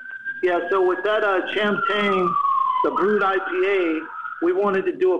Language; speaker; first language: English; native; English